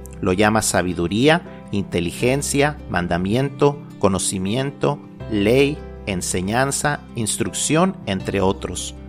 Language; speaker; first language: Spanish; native; Spanish